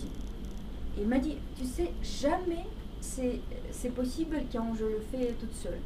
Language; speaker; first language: French; non-native, fluent; Russian